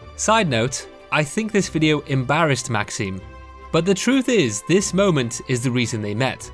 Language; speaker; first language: English; native; English